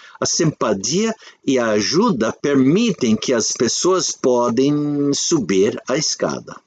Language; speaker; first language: Portuguese; non-native, fluent; English